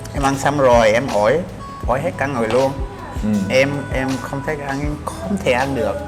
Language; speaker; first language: Vietnamese; non-native, fluent; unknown